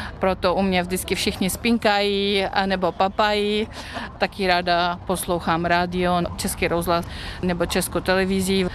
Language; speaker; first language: Czech; non-native, fluent; Russian